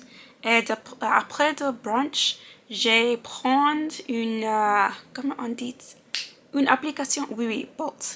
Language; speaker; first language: French; non-native, learner; English